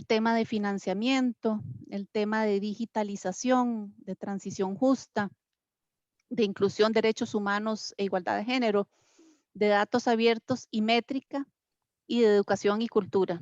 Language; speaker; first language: Spanish; native; Spanish